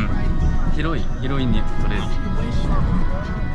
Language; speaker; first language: Japanese; non-native, learner; Korean